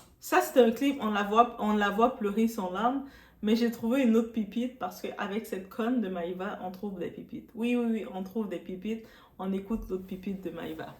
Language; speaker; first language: French; non-native, local second language; Arabic